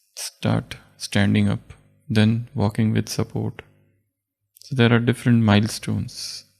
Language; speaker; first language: English; non-native, local second language; Hindi